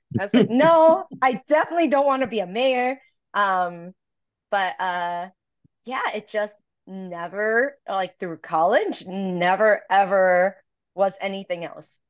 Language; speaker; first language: English; early bilingual, other home language; Cantonese